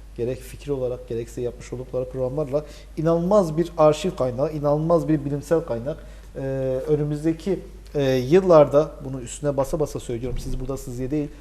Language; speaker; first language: Turkish; native; Turkish